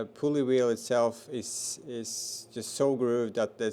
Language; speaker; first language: English; non-native, fluent; Norwegian